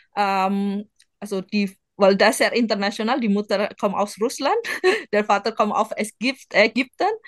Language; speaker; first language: German; non-native, learner; Indonesian